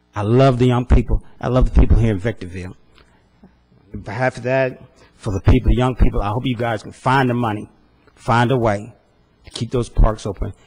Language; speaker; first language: English; native; English